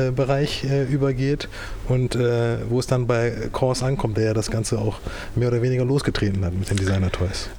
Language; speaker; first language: German; early bilingual, other home language; Turkish